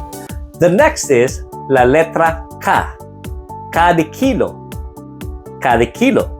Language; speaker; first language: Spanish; non-native, fluent; Filipino